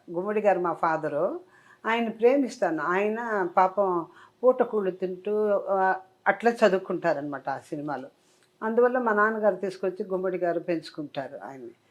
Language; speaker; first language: Telugu; native; Telugu